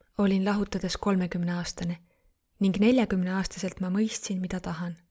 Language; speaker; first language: Estonian; non-native, fluent; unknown